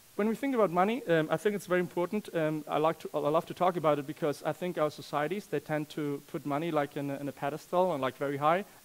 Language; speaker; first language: English; non-native, fluent; German